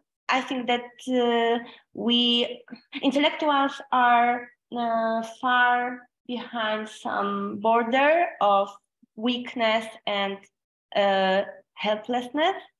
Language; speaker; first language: English; non-native, fluent; Polish